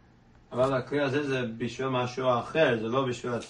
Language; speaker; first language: Hebrew; non-native, learner; English